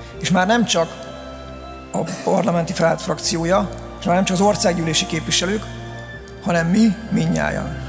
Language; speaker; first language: Hungarian; native; Hungarian